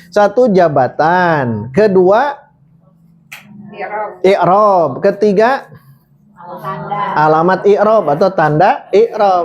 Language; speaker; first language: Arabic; non-native, fluent; Indonesian